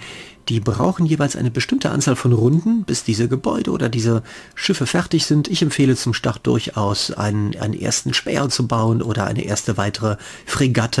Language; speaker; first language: German; native; German